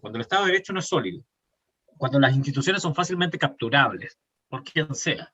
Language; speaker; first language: Spanish; native; Spanish